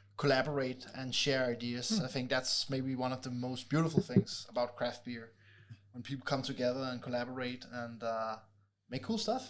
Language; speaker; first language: English; non-native, fluent; Danish